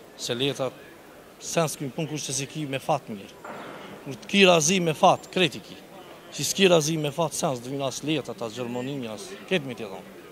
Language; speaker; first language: Albanian; native; Albanian